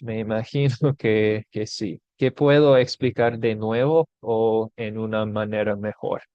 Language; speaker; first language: Spanish; non-native, fluent; English